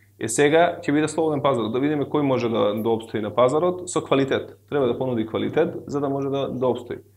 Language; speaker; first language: Macedonian; non-native, local second language; Albanian